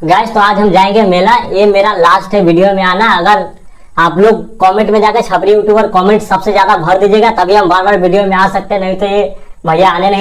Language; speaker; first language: Hindi; native; Hindi